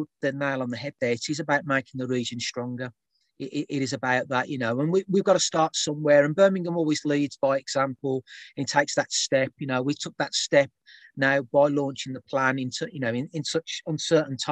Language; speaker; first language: English; native; English